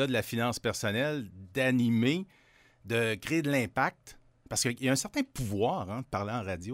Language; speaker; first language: French; native; French